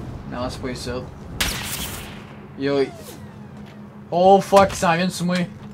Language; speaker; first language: French; native; French